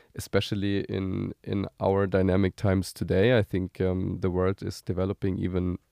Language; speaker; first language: English; non-native, fluent; German